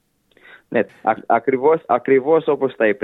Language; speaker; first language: Greek; early bilingual, heritage; English